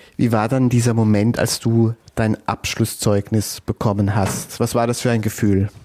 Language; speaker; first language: German; native; German